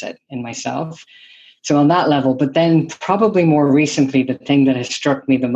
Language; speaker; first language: English; native; English